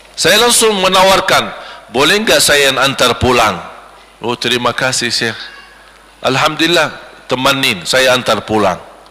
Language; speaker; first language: Malay; non-native, fluent; Arabic